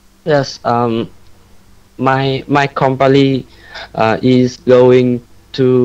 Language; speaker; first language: English; non-native, learner; Vietnamese